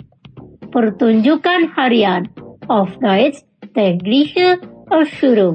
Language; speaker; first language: German; non-native, fluent; Indonesian